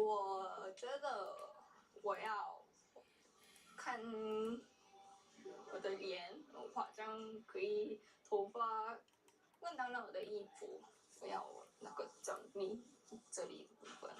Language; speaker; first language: Chinese; non-native, learner; Korean